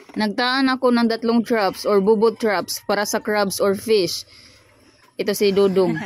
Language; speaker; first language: Filipino; non-native, local second language; Cebuano